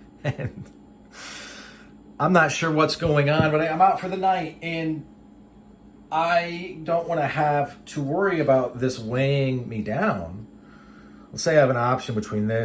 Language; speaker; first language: English; native; English